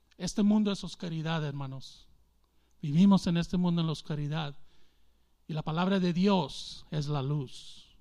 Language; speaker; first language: Spanish; early bilingual, heritage; English